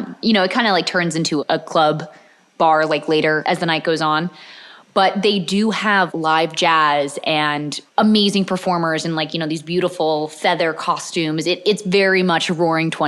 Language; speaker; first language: English; native; English